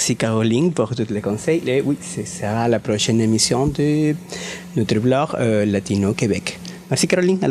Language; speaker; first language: French; non-native, fluent; Spanish